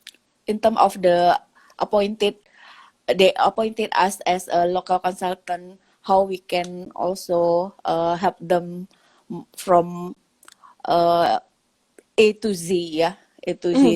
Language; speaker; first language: English; non-native, local second language; Indonesian